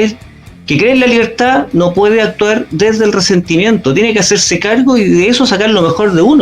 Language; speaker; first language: Spanish; native; Spanish